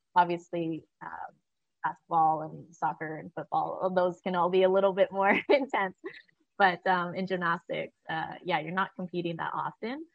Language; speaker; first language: English; native; English